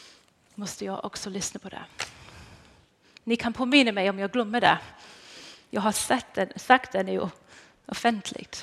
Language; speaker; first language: Swedish; non-native, fluent; English